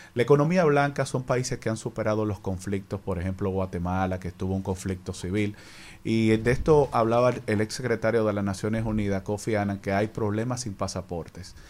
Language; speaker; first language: Spanish; native; Spanish